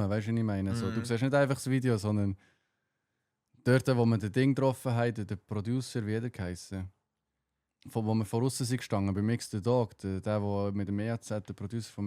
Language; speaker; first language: German; native; German